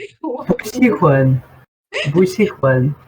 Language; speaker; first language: Chinese; non-native, fluent; Portuguese